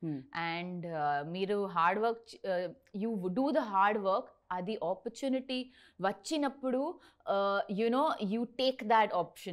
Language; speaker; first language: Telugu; non-native, learner; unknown